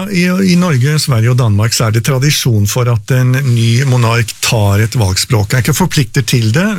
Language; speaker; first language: Norwegian; native; Norwegian